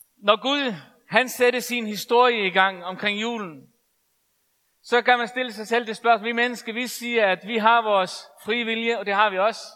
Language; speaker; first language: Danish; non-native, local second language; Faroese